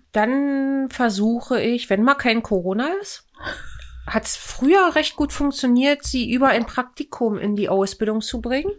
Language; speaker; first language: German; native; German